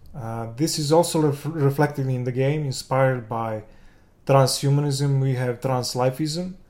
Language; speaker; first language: English; non-native, fluent; Serbian